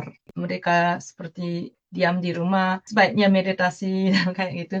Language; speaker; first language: Indonesian; non-native, fluent; Japanese